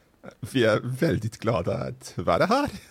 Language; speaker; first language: Swedish; non-native, learner; English